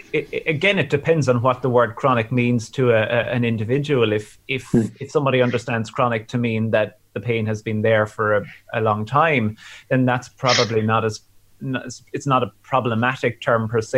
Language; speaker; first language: English; native; English